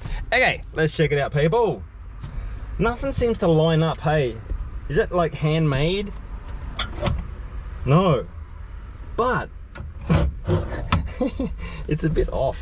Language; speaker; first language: English; native; English